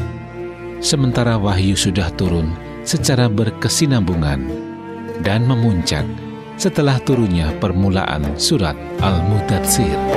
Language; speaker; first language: Indonesian; native; Indonesian